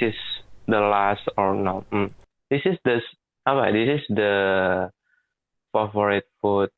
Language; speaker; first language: English; non-native, learner; Indonesian